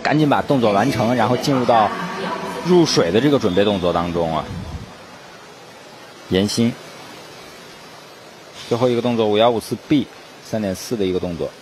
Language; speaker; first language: Chinese; native; Chinese